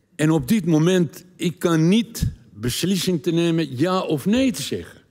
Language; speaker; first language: Dutch; non-native, learner; Turkish